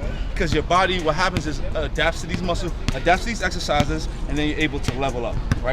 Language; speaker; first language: English; native; English